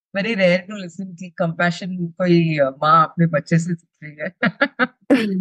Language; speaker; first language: Hindi; non-native, local second language; Telugu